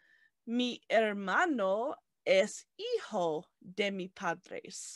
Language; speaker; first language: Spanish; non-native, learner; English